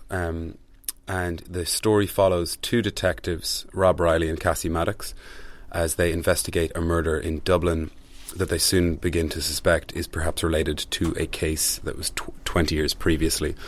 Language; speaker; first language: English; native; English